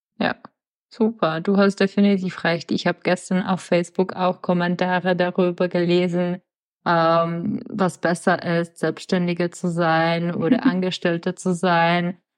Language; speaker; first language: German; non-native, fluent; Czech